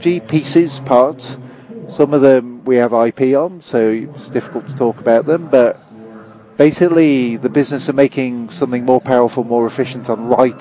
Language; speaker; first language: English; native; English